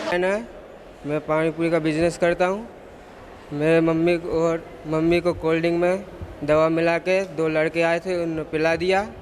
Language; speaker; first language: Hindi; native; Hindi